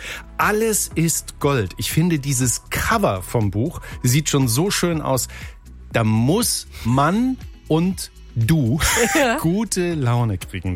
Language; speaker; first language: German; native; German